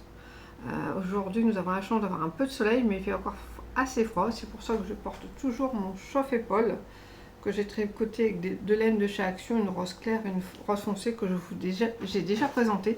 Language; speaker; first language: French; native; French